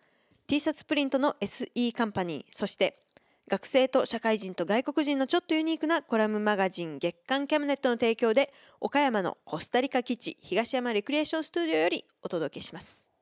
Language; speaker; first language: Japanese; native; Japanese